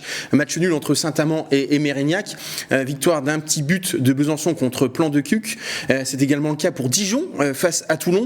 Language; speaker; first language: French; native; French